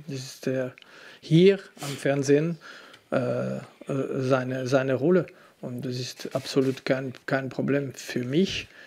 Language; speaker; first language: German; non-native, fluent; French